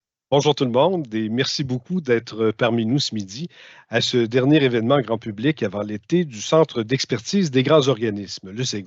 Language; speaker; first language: French; native; French